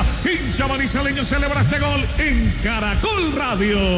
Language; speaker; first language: Spanish; native; Spanish